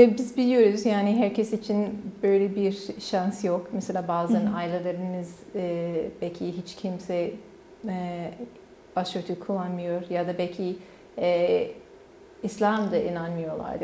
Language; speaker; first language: Turkish; non-native, learner; English